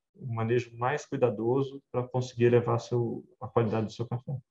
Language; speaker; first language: Portuguese; native; Portuguese